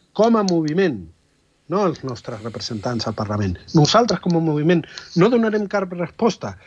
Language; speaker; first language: Catalan; non-native, fluent; Spanish